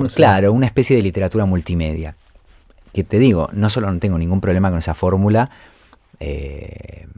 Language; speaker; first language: Spanish; native; Spanish